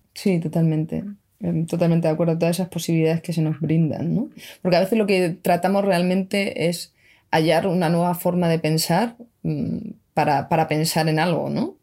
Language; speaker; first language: Spanish; native; Spanish